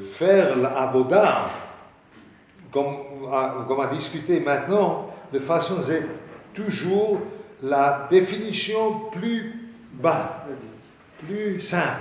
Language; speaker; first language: French; non-native, learner; Hebrew